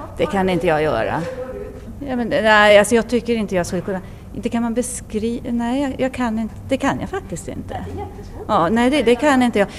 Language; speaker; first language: Swedish; native; Swedish